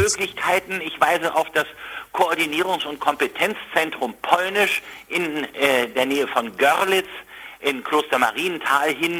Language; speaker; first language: German; native; German